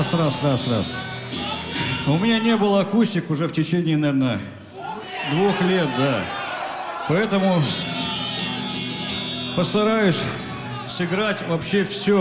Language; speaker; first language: Russian; native; Russian